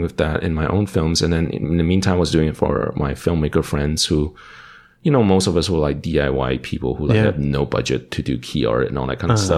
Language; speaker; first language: English; non-native, local second language; Cantonese